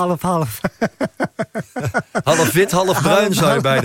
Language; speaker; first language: Dutch; native; Dutch